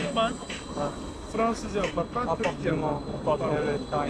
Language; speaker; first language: Turkish; native; Turkish